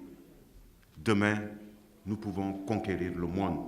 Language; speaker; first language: French; non-native, local second language; Wolof